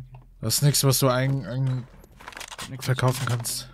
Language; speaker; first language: German; native; German